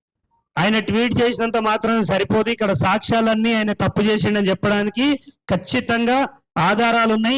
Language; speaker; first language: Telugu; native; Telugu